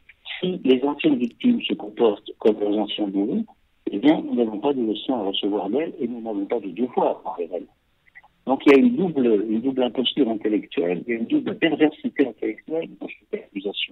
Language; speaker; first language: French; native; French